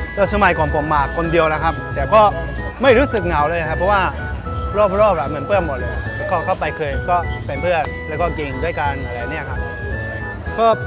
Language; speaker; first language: Thai; non-native, fluent; Japanese